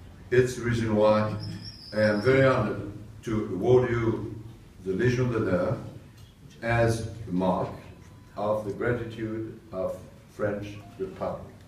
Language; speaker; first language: English; non-native, fluent; French